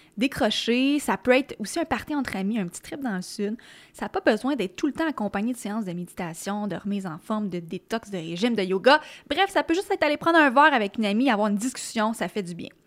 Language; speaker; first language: French; native; French